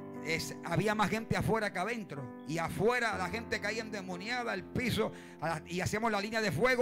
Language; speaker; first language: Spanish; native; Spanish